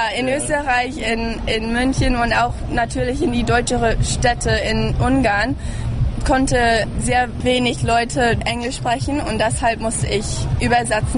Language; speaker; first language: German; early bilingual, heritage; English